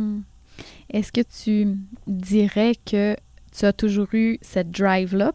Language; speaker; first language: French; native; French